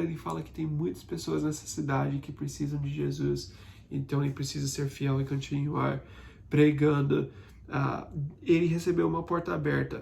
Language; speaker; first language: Portuguese; non-native, fluent; English